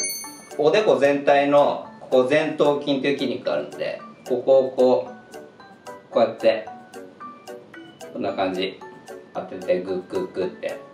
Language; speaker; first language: Japanese; native; Japanese